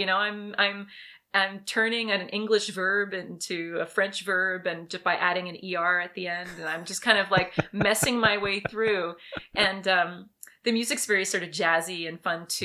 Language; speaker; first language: English; early bilingual, other home language; French